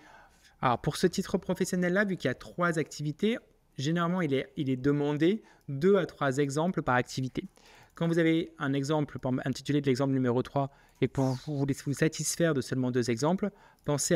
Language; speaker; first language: French; native; French